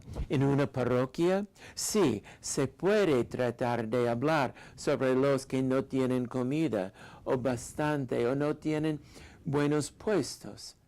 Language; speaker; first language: Spanish; non-native, fluent; English